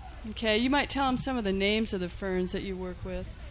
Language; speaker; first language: English; native; English